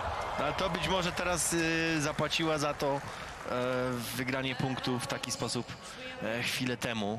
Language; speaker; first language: Polish; native; Polish